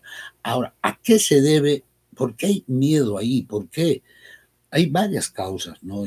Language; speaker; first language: Spanish; native; Spanish